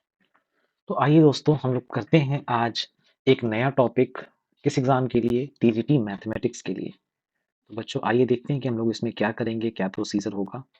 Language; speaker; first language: Hindi; native; Hindi